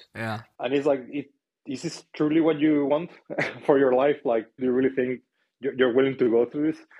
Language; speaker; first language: English; non-native, fluent; Spanish